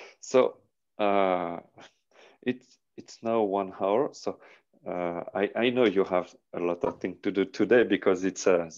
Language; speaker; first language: English; non-native, learner; French